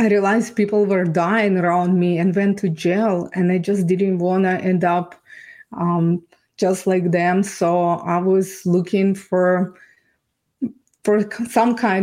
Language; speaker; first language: English; non-native, fluent; Ukrainian